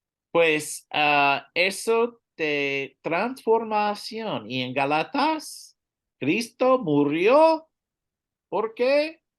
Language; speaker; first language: Spanish; non-native, learner; English